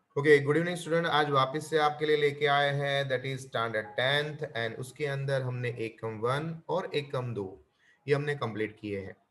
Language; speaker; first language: Hindi; non-native, local second language; Gujarati